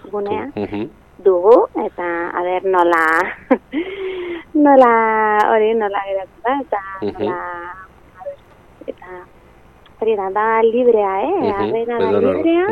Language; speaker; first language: Basque; non-native, local second language; Spanish